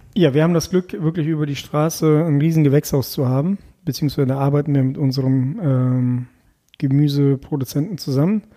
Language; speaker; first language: German; early bilingual, other home language; Russian